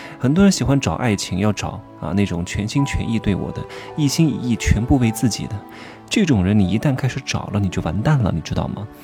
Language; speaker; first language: Chinese; native; Chinese